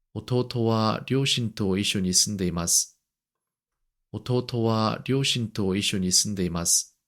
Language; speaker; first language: Japanese; non-native, learner; Korean